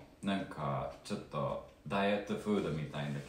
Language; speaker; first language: Japanese; non-native, fluent; Lithuanian